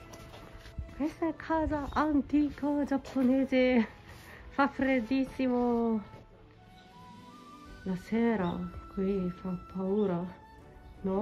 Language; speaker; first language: Italian; non-native, fluent; Japanese